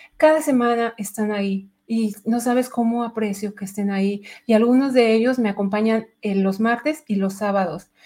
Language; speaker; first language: Spanish; native; Spanish